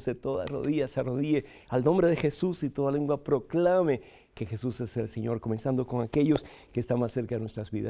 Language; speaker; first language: Spanish; native; Spanish